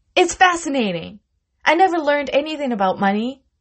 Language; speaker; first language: English; non-native, fluent; Russian